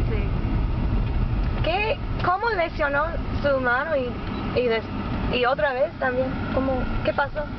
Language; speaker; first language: Spanish; non-native, learner; English